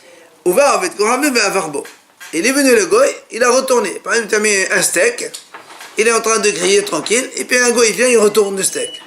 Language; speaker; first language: French; native; French